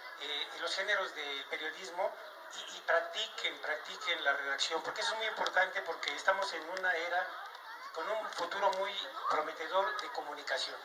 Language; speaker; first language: Spanish; native; Spanish